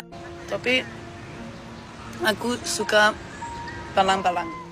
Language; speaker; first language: Indonesian; non-native, learner; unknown